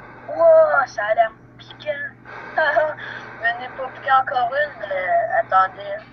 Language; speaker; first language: French; native; French